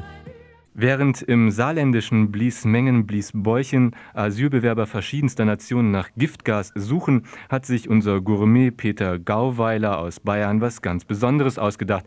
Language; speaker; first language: German; native; German